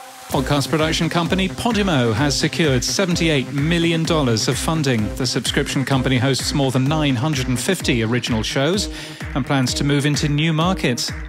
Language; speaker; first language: English; native; English